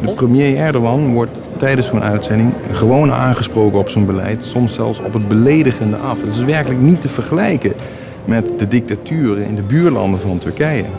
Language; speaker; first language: Dutch; native; Dutch